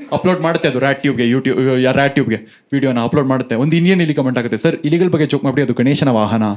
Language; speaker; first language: Kannada; native; Kannada